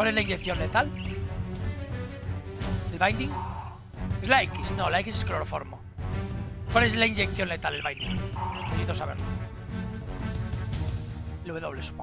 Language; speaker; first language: Spanish; native; Spanish